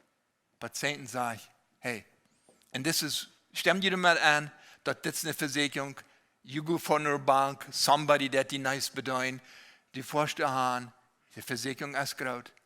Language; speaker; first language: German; non-native, learner; Low German